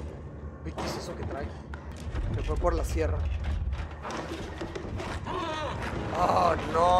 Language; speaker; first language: Spanish; native; Spanish